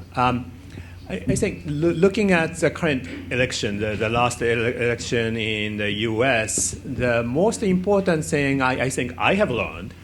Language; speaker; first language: English; non-native, fluent; Japanese